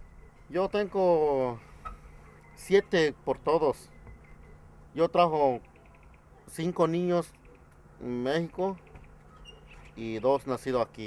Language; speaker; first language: Spanish; non-native, local second language; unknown